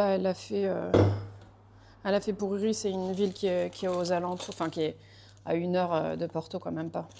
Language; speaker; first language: French; native; French